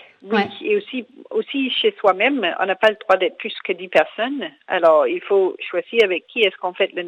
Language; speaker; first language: French; non-native, fluent; Danish